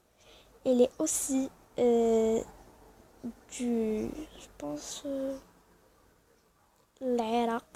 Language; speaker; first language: French; non-native, learner; Arabic